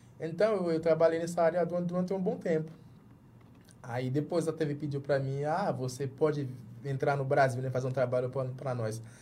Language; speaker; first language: Portuguese; non-native, fluent; Jamaican Creole English